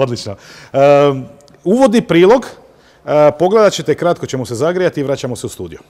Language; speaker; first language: Croatian; native; Croatian